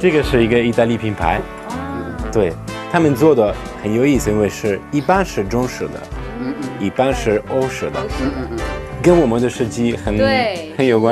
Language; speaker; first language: Chinese; non-native, fluent; Italian